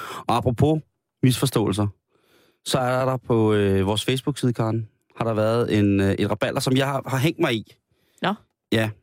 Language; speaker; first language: Danish; native; Danish